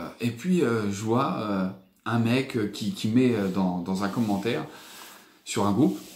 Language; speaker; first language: French; native; French